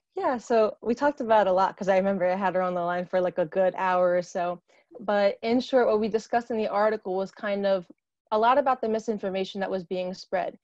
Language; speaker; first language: English; native; English